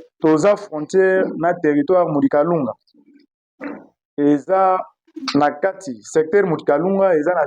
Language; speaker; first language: Lingala; non-native, local second language; Kituba (Democratic Republic of Congo)